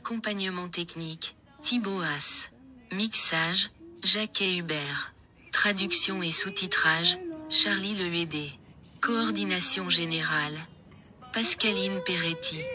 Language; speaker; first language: French; native; French